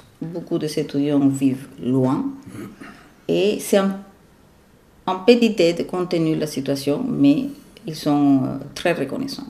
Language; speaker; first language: French; non-native, fluent; Spanish